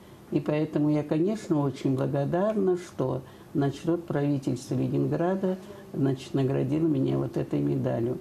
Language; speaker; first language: Russian; native; Russian